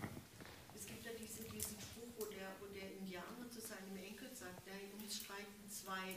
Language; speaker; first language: German; non-native, learner; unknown